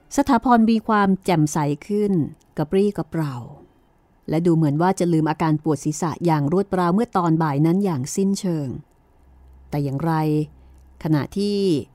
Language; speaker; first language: Thai; native; Thai